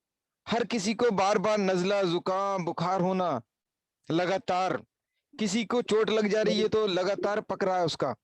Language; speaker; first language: Hindi; native; Hindi